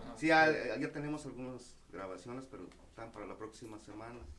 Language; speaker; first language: Spanish; non-native, local second language; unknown